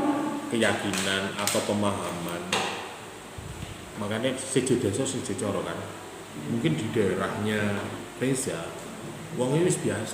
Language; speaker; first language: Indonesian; non-native, local second language; Javanese